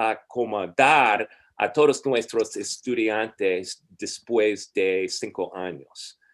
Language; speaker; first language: Spanish; non-native, fluent; English